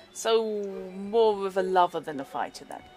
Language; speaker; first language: English; native; English